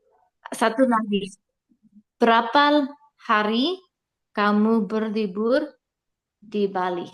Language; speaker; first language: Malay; non-native, learner; English